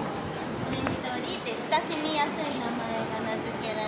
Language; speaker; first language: Japanese; native; Japanese